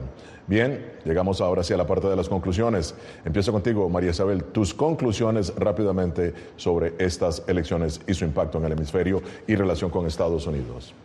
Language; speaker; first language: Spanish; native; Spanish